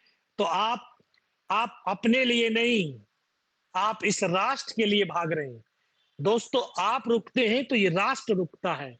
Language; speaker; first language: Hindi; native; Hindi